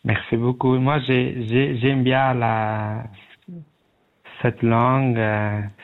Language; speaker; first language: French; non-native, learner; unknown